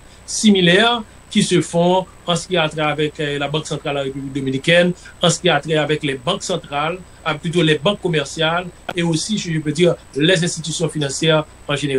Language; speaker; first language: French; non-native, local second language; Haitian Creole